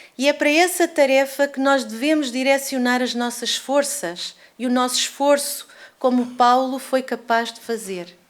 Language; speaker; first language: Portuguese; native; Portuguese